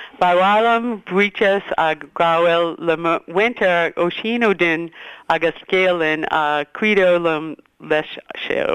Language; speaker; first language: Irish; non-native, learner; English